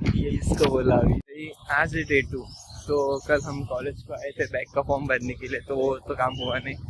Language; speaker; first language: Hindi; non-native, local second language; Marathi